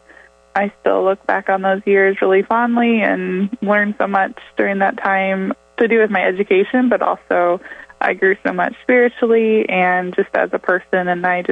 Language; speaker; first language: English; native; English